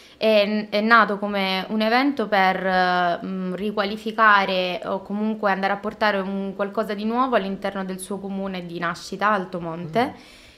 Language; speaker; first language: Italian; native; Italian